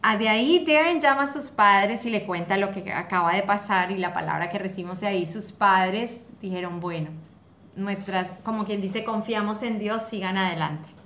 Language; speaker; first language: Spanish; native; Spanish